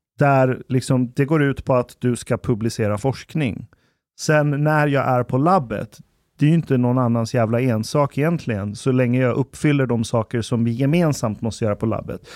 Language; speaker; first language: Swedish; early bilingual, other home language; Persian